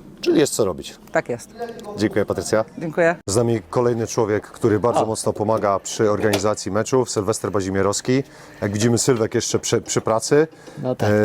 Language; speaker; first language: Polish; native; Polish